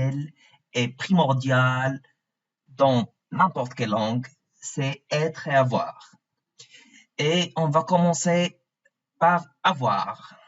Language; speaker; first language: French; non-native, fluent; Arabic